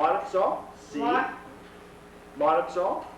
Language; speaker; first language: Spanish; non-native, fluent; English